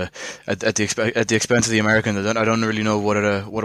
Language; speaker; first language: English; native; English